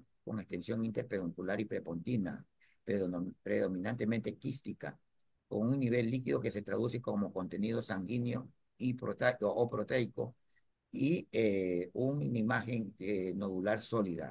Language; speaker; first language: Spanish; native; Spanish